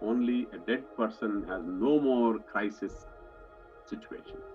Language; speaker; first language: English; non-native, local second language; Kannada